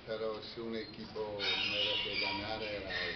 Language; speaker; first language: Spanish; non-native, fluent; English